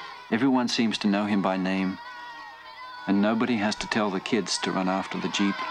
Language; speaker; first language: English; native; English